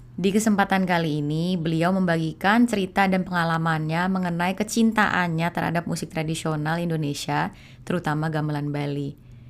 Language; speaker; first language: Indonesian; native; Indonesian